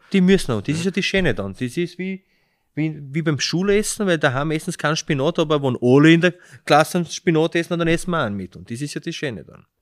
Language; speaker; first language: German; early bilingual, other home language; Slovenian